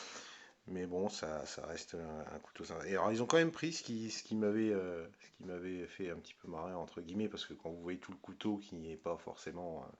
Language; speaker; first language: French; native; French